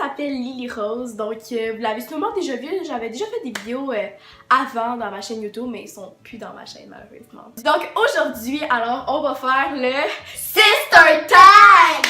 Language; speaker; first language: French; native; French